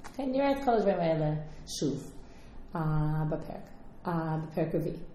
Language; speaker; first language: Hebrew; non-native, fluent; English